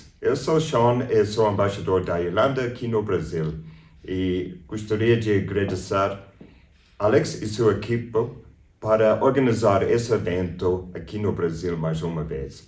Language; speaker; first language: Portuguese; non-native, fluent; English